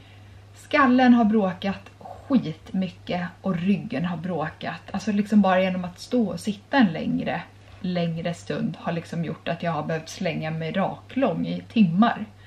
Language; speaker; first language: Swedish; native; Swedish